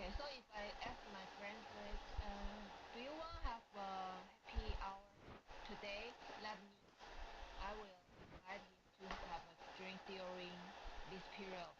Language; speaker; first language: English; non-native, learner; Chinese